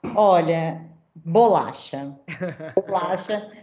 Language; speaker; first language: Portuguese; native; Portuguese